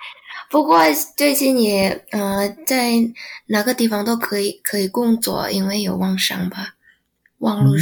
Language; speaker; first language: Chinese; non-native, learner; Indonesian